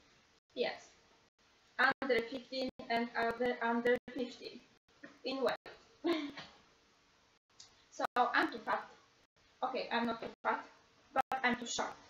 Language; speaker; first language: English; non-native, learner; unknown